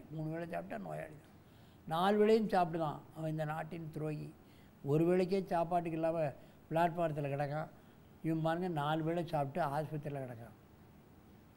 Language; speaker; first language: Tamil; native; Tamil